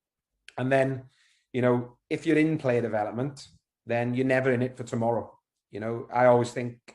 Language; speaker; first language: English; native; English